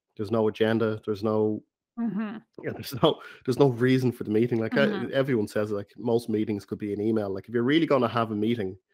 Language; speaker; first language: English; native; English